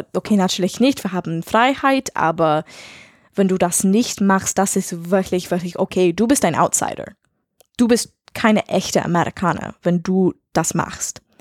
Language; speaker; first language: German; non-native, learner; English